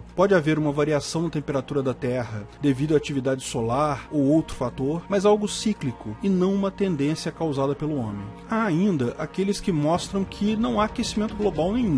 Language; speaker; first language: Portuguese; native; Portuguese